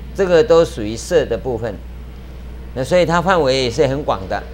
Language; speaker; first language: Chinese; native; Chinese